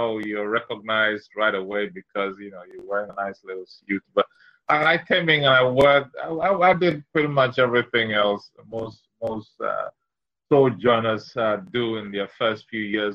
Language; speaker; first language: English; non-native, local second language; Ewe